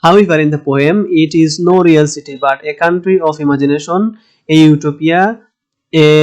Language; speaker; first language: English; non-native, local second language; Bangla